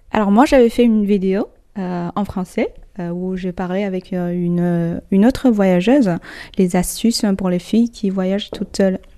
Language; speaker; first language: French; non-native, fluent; Chinese